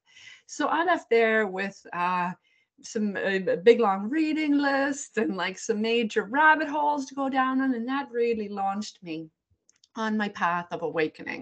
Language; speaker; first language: English; native; English